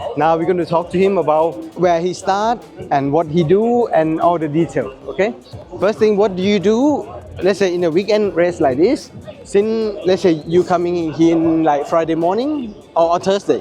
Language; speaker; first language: English; non-native, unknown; Thai